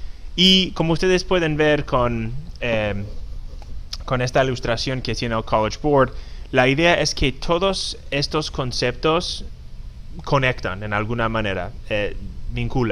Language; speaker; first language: Spanish; non-native, fluent; English